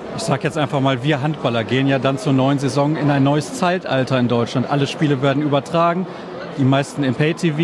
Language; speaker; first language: German; native; German